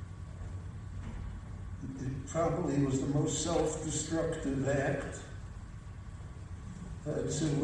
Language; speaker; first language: English; early bilingual, other home language; Yiddish